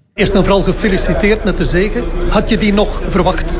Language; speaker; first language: Dutch; native; Dutch